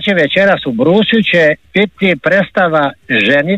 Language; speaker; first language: Serbian; native; Serbian